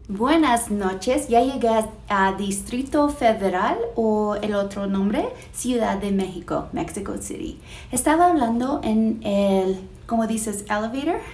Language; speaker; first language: Spanish; non-native, learner; English